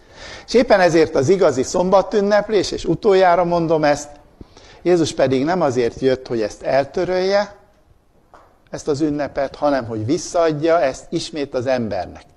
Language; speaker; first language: Hungarian; native; Hungarian